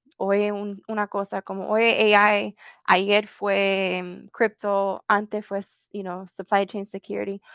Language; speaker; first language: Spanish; early bilingual, heritage; Spanish